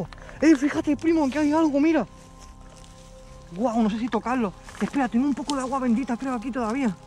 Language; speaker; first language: Spanish; native; Spanish